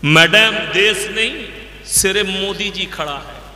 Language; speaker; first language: Hindi; non-native, local second language; Bangla